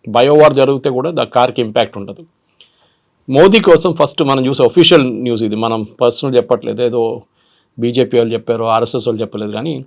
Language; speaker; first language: Telugu; non-native, local second language; Malayalam